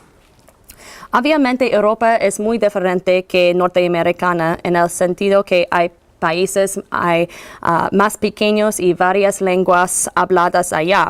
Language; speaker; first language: Spanish; non-native, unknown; English